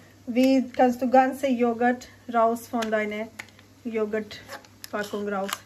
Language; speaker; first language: German; non-native, learner; Urdu